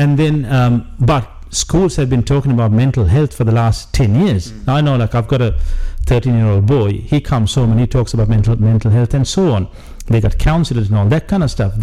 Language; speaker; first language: English; non-native, local second language; Sinhala